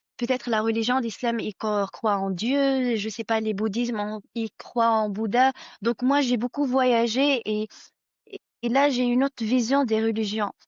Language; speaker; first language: French; non-native, local second language; Arabic